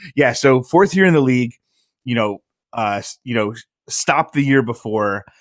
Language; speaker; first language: English; native; English